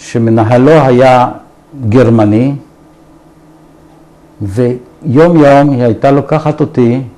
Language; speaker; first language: Hebrew; early bilingual, other home language; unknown